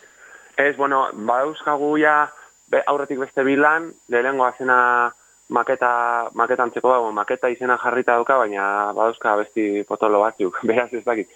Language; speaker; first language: Basque; native; Basque